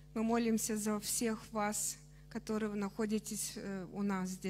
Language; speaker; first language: Russian; non-native, fluent; Romanian